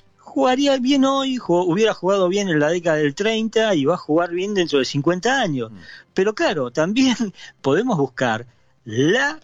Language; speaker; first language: Spanish; native; Spanish